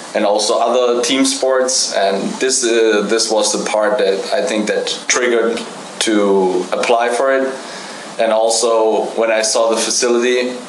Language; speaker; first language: English; non-native, fluent; German